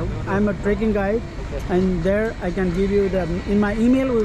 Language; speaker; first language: English; non-native, learner; Nepali